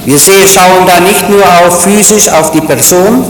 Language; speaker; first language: German; native; German